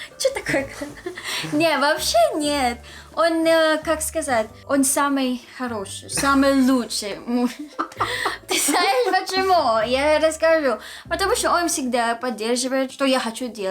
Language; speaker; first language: Russian; non-native, learner; Filipino